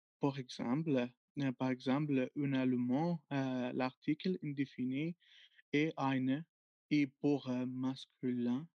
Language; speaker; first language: French; non-native, fluent; Arabic